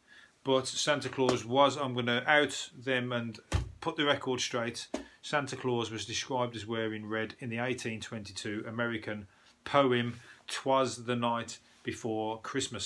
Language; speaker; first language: English; native; English